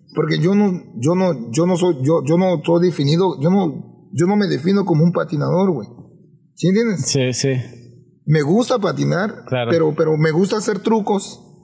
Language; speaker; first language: Spanish; early bilingual, heritage; Spanish